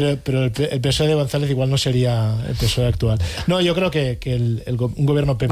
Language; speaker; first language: Spanish; native; Spanish